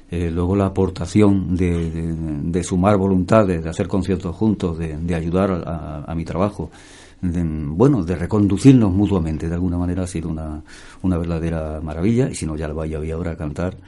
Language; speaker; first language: Spanish; native; Spanish